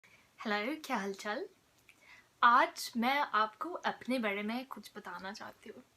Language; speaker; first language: Hindi; non-native, fluent; English